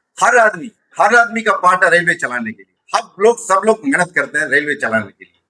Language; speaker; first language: Hindi; non-native, local second language; Tamil